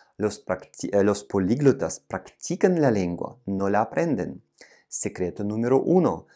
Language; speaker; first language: Spanish; non-native, fluent; Russian